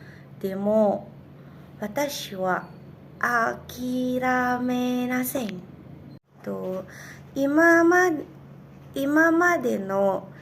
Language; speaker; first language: Japanese; non-native, learner; Indonesian